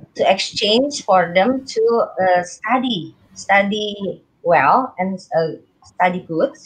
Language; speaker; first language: English; non-native, learner; Indonesian